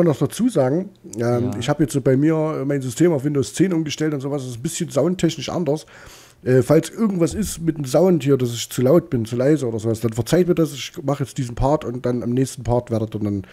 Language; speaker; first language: German; native; German